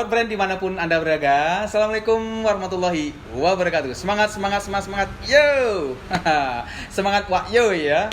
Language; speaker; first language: Indonesian; native; Indonesian